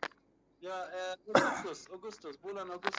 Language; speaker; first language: Indonesian; non-native, fluent; Arabic